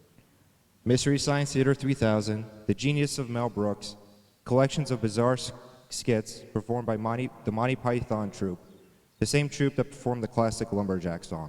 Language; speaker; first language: English; native; English